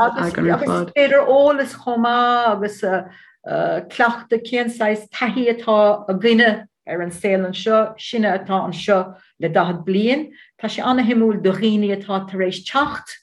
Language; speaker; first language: Irish; non-native, learner; Dutch